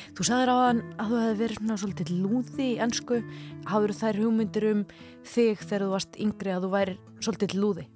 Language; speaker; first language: Icelandic; native; Icelandic